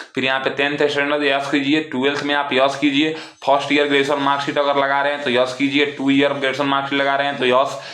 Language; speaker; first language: Hindi; non-native, local second language; Bhojpuri